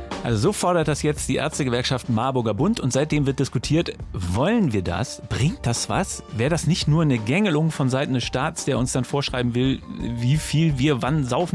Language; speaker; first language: German; native; German